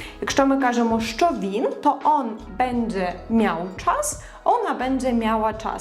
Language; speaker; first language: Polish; non-native, fluent; Ukrainian